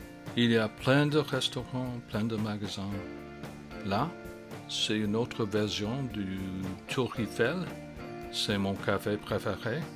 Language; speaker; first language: French; non-native, fluent; English